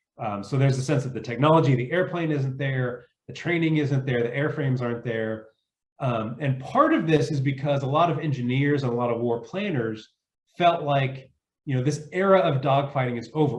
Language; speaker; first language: English; native; English